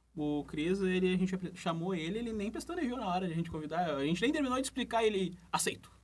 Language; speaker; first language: Portuguese; native; Portuguese